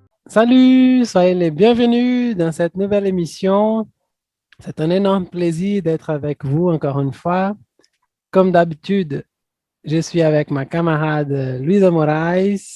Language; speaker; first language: French; non-native, fluent; Portuguese